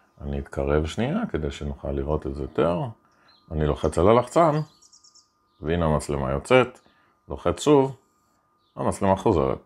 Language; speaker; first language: Hebrew; native; Hebrew